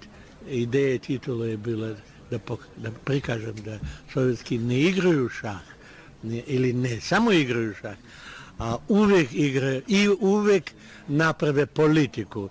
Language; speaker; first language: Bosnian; non-native, learner; Russian